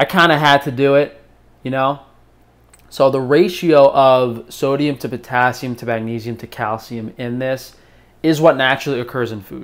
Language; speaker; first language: English; native; English